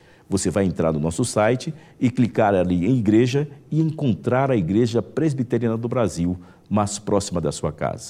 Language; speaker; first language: Portuguese; native; Portuguese